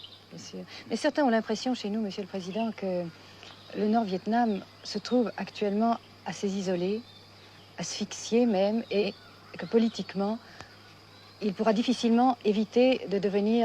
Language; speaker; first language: French; native; French